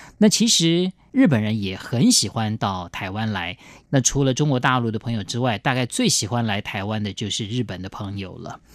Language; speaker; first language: Chinese; native; Chinese